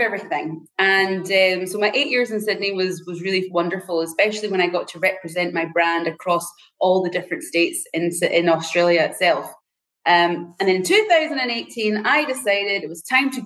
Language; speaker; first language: English; native; English